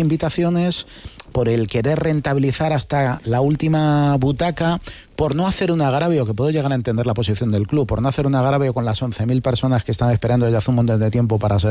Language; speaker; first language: Spanish; native; Spanish